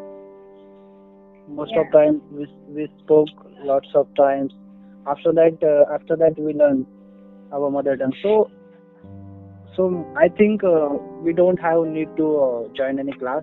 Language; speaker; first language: English; non-native, local second language; Marathi